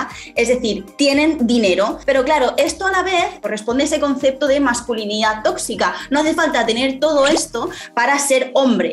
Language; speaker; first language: Spanish; native; Spanish